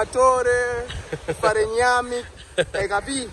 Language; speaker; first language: Italian; non-native, learner; Swahili